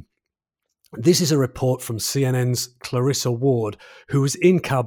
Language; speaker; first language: English; native; English